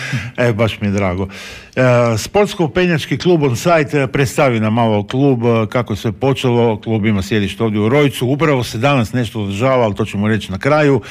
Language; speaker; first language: Croatian; native; Croatian